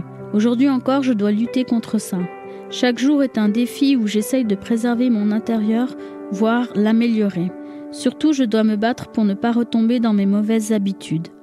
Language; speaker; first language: French; native; French